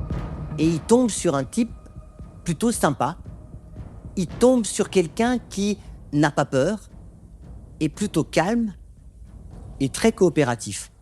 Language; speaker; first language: French; native; French